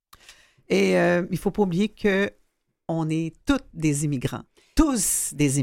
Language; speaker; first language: French; native; French